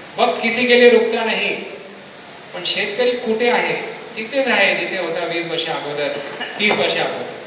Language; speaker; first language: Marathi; non-native, local second language; Hindi